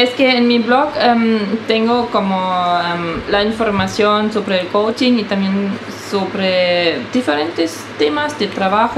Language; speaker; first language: Spanish; non-native, fluent; German